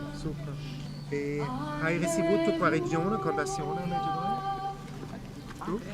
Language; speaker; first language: Italian; non-native, learner; German